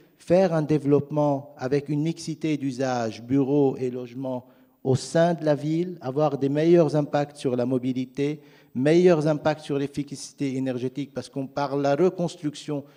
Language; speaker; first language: French; non-native, fluent; Arabic